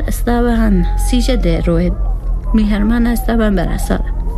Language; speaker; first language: Spanish; non-native, learner; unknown